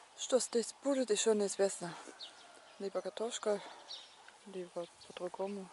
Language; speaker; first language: Russian; non-native, learner; German